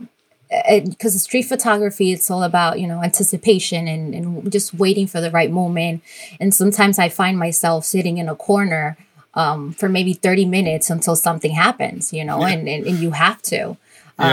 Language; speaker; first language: English; non-native, fluent; Spanish